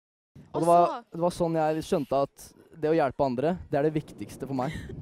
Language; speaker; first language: Norwegian; native; Norwegian